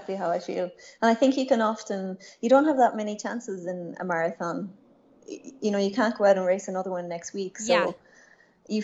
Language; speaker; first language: English; native; English